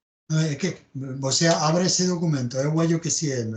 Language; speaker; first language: Portuguese; non-native, learner; Spanish